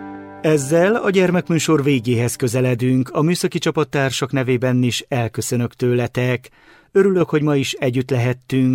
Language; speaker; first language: Hungarian; native; Hungarian